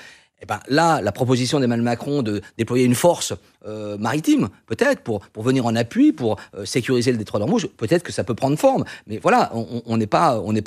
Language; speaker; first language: French; native; French